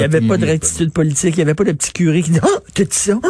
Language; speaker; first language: French; native; French